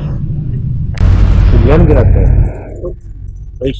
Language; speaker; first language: Urdu; native; Urdu